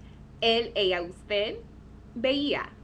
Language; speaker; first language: Spanish; non-native, fluent; English